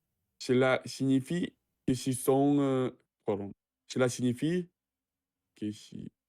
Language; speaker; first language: French; non-native, learner; Russian